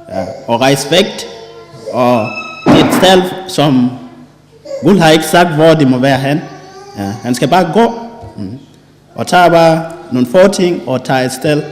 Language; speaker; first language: Danish; non-native, fluent; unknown